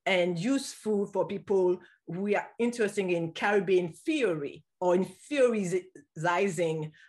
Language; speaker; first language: English; non-native, fluent; French